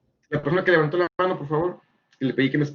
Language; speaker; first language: Spanish; native; Spanish